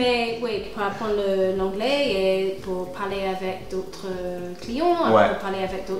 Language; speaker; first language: French; non-native, fluent; English